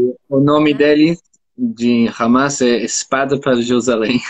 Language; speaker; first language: Portuguese; non-native, fluent; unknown